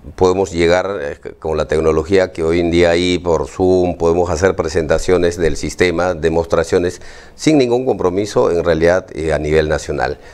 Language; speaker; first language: Spanish; native; Spanish